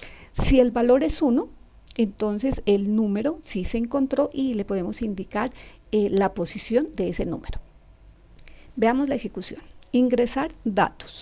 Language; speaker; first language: Spanish; native; Spanish